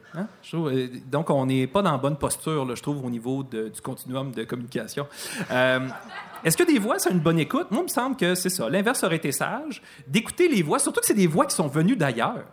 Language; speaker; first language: French; native; French